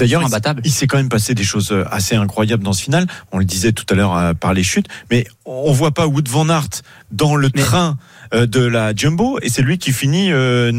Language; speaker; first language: French; native; French